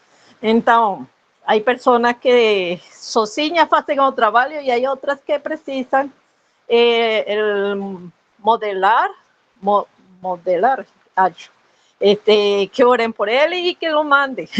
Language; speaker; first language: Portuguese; non-native, fluent; Spanish